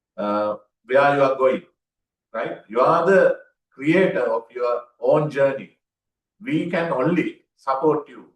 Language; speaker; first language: English; non-native, local second language; Sinhala